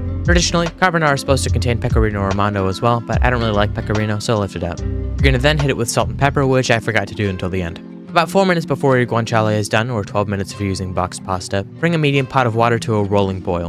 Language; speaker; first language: English; native; English